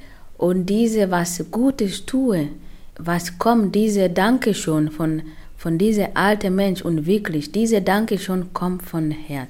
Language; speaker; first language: German; non-native, learner; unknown